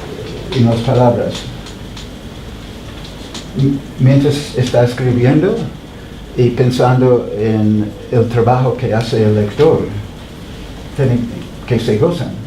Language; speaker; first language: Spanish; non-native, fluent; English